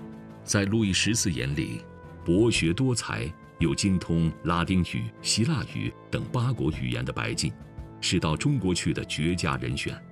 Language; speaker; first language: Chinese; native; Chinese